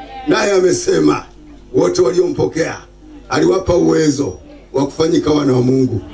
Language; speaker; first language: Swahili; native; Swahili